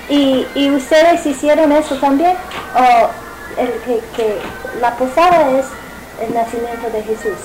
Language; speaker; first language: Spanish; non-native, fluent; English